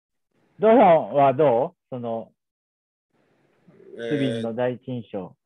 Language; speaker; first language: Japanese; native; Japanese